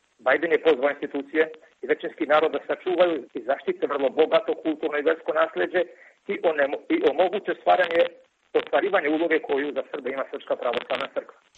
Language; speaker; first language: Serbian; non-native, local second language; Albanian